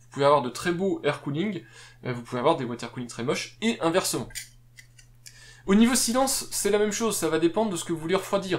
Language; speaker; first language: French; native; French